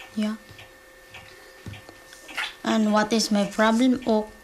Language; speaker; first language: Dutch; non-native, learner; Cebuano